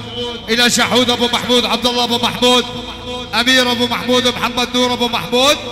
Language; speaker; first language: Arabic; native; Arabic